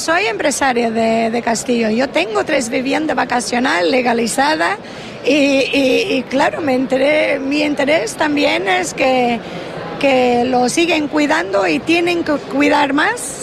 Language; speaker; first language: Spanish; non-native, fluent; English